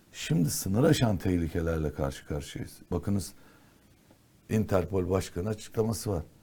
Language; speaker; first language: Turkish; non-native, local second language; Kurdish